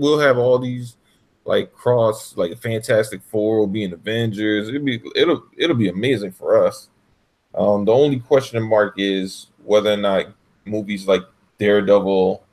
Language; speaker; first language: English; native; English